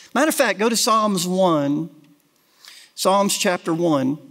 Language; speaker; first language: English; native; English